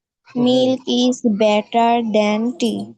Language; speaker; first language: English; non-native, learner; Bangla